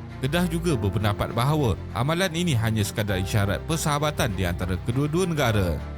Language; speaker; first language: Malay; native; Malay